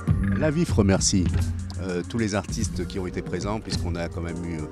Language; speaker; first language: French; native; French